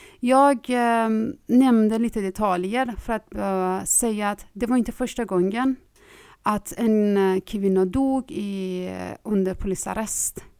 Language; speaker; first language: Swedish; non-native, fluent; Persian